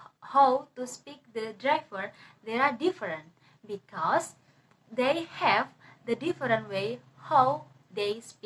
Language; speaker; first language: English; non-native, learner; Indonesian